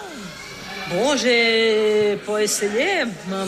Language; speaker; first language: French; non-native, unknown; Portuguese